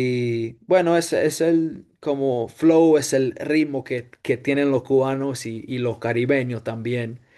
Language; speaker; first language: Spanish; non-native, fluent; English